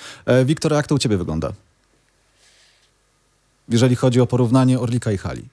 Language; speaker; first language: Polish; native; Polish